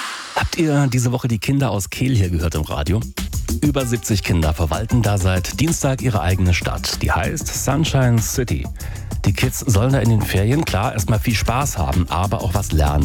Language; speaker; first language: German; native; German